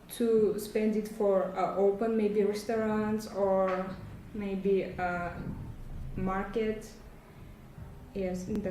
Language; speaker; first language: English; non-native, learner; Russian